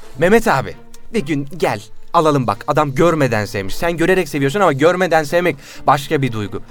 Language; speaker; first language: Turkish; native; Turkish